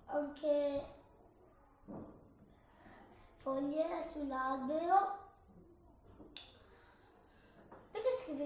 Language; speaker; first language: Italian; early bilingual, other home language; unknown